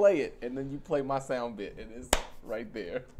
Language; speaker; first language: English; native; English